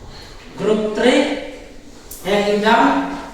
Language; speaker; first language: English; non-native, learner; Indonesian